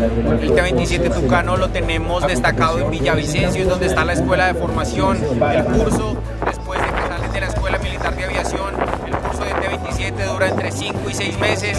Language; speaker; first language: Spanish; native; Spanish